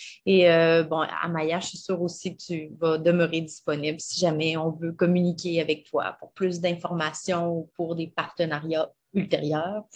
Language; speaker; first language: French; native; French